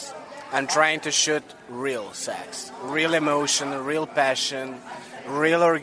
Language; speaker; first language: English; non-native, learner; Serbian